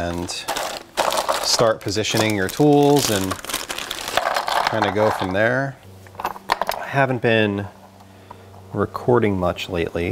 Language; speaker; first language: English; native; English